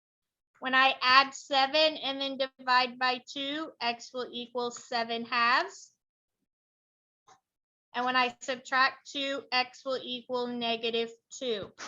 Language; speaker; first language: English; native; English